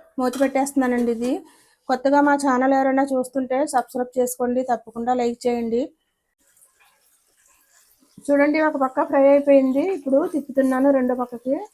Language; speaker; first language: Telugu; native; Telugu